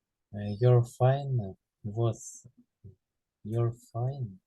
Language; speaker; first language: English; non-native, learner; Ukrainian